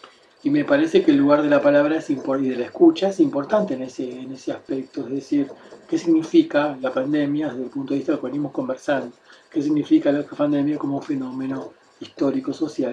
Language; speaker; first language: Spanish; native; Spanish